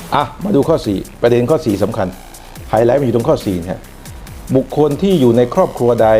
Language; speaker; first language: Thai; non-native, local second language; Northern Khmer